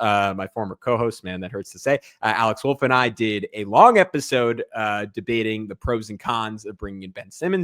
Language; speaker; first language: English; native; English